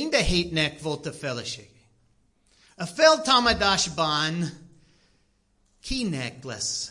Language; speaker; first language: Hungarian; non-native, learner; English